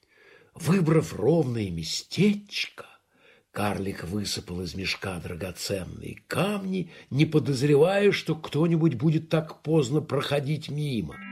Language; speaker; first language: Russian; native; Russian